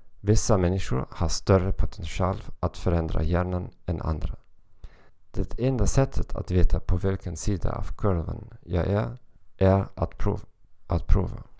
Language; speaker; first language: Swedish; non-native, learner; German